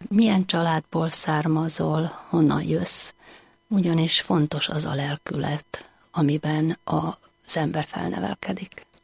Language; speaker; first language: Hungarian; native; Hungarian